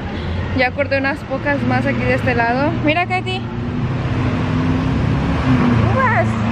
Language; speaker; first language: Spanish; native; Spanish